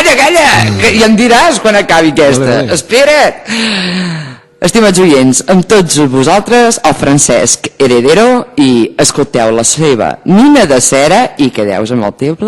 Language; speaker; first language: Catalan; native; Catalan